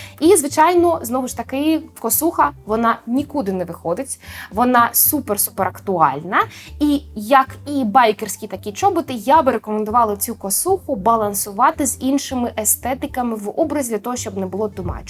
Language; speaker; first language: Ukrainian; native; Ukrainian